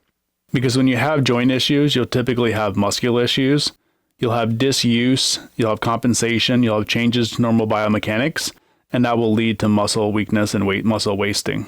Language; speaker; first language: English; native; English